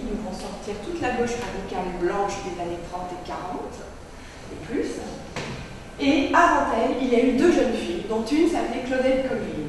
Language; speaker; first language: French; native; French